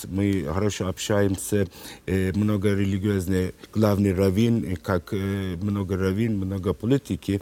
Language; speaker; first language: Russian; non-native, learner; Turkish